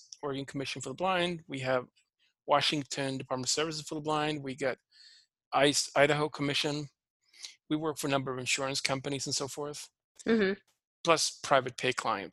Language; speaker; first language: English; non-native, fluent; Swedish